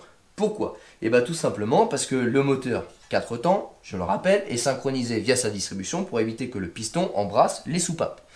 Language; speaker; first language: French; native; French